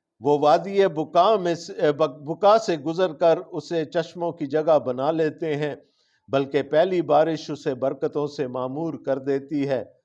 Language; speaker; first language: Urdu; non-native, local second language; Punjabi